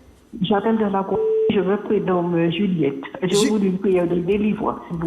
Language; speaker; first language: French; native; French